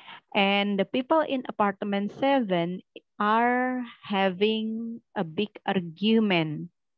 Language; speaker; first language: English; non-native, fluent; Indonesian